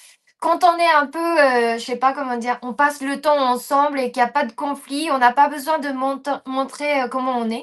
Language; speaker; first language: French; non-native, fluent; Japanese